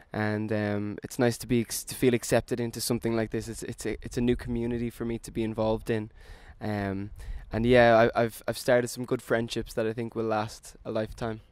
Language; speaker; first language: English; native; English